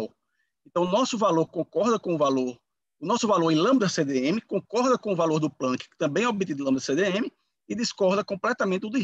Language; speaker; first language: Portuguese; native; Portuguese